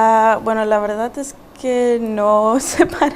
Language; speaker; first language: Spanish; early bilingual, heritage; Spanish